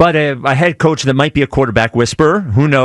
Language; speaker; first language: English; native; English